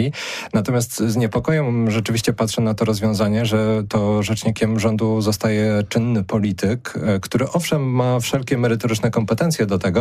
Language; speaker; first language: Polish; native; Polish